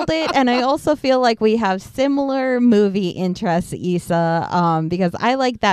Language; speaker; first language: English; native; English